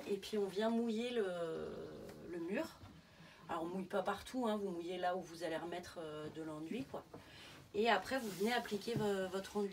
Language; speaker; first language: French; native; French